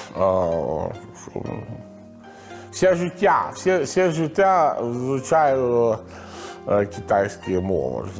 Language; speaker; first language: Ukrainian; non-native, learner; Italian